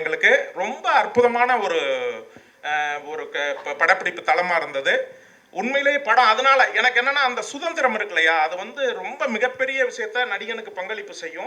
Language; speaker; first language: Tamil; native; Tamil